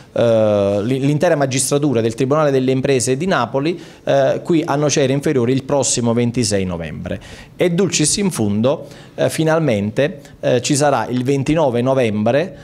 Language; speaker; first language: Italian; native; Italian